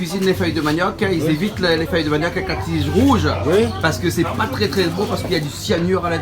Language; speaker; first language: French; native; French